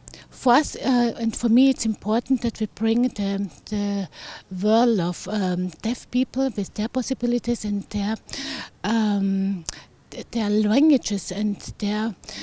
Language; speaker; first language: English; non-native, fluent; German